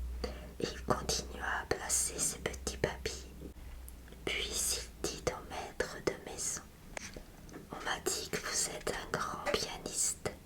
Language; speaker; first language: French; native; French